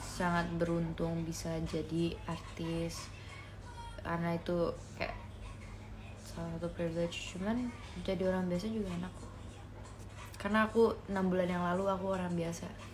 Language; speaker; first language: Indonesian; early bilingual, heritage; Indonesian